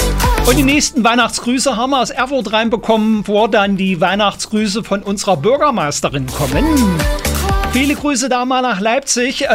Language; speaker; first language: German; native; German